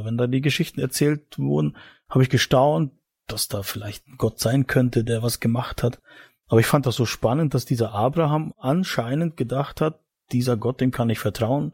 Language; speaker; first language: German; native; German